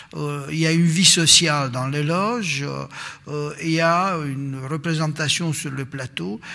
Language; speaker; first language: French; non-native, fluent; Romanian